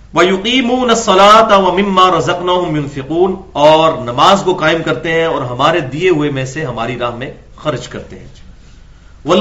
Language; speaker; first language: Urdu; non-native, local second language; Punjabi